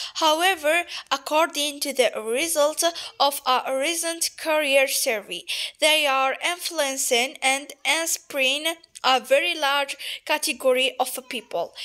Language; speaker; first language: English; non-native, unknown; Arabic